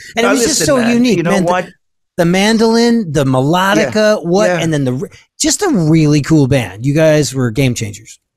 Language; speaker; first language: English; native; English